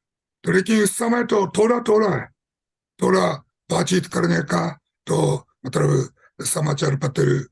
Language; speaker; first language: Hindi; non-native, fluent; Japanese